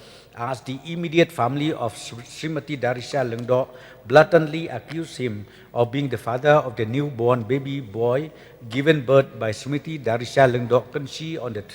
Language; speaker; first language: English; non-native, local second language; Khasi